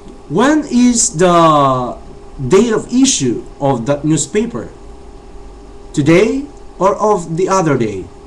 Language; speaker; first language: English; non-native, local second language; Chavacano